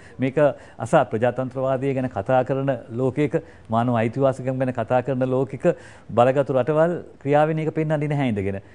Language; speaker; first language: Sinhala; non-native, local second language; Tamil